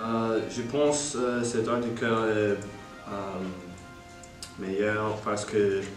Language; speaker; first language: French; non-native, learner; English